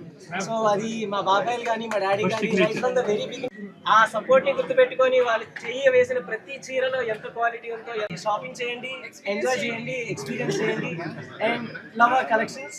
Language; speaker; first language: Telugu; native; Telugu